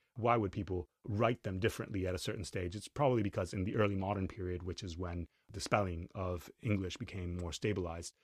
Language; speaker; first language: English; non-native, fluent; Spanish